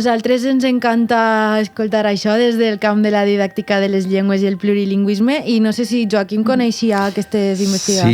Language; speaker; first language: Catalan; native; Catalan